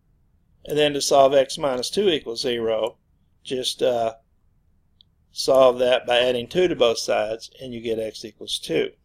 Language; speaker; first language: English; native; English